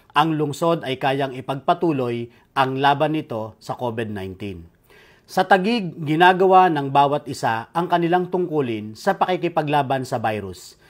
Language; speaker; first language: Filipino; native; Filipino